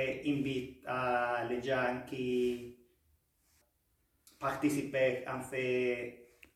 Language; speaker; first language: French; non-native, learner; Spanish